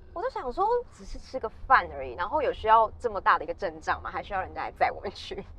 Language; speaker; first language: Chinese; native; Chinese